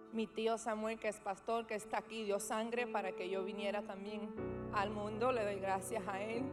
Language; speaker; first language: Spanish; early bilingual, heritage; Spanish